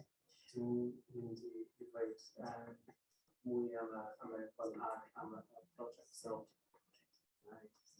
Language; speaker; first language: Welsh; non-native, fluent; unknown